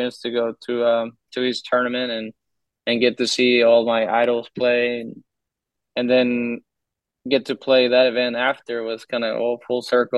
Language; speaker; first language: English; non-native, fluent; Spanish